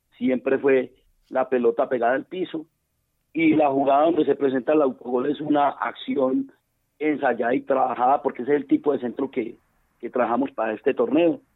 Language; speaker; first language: Spanish; native; Spanish